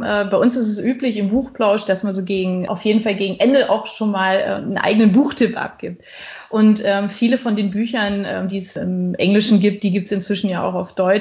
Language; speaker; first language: German; native; German